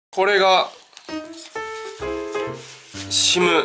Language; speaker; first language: Japanese; native; Japanese